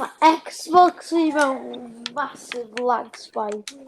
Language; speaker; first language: Welsh; non-native, local second language; English